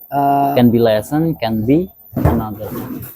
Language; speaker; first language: English; non-native, learner; Indonesian